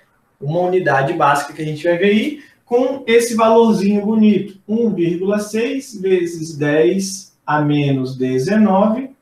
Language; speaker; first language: Portuguese; native; Portuguese